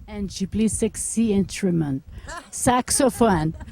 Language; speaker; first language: English; non-native, local second language; French